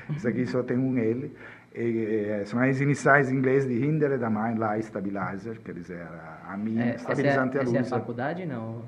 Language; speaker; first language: Portuguese; non-native, fluent; Italian